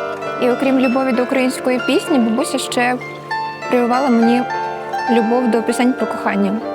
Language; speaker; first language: Ukrainian; native; Ukrainian